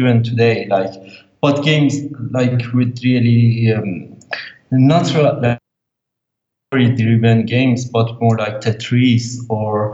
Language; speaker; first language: English; non-native, fluent; Persian